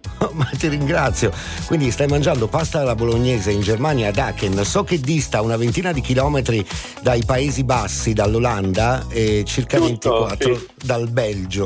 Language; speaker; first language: Italian; native; Italian